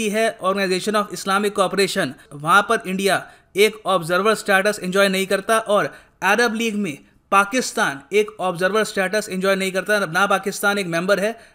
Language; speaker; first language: Hindi; native; Hindi